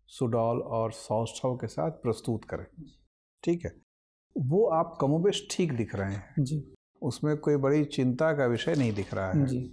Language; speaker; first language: Hindi; native; Hindi